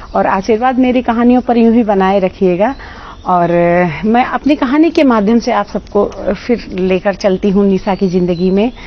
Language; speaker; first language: Hindi; native; Hindi